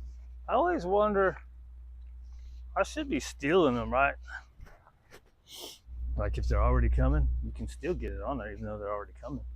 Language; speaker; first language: English; native; English